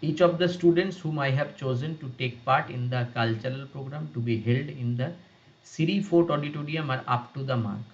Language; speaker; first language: English; non-native, local second language; Bangla